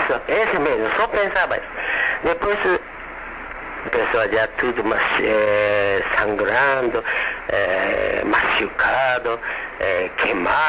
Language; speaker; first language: Portuguese; non-native, learner; Japanese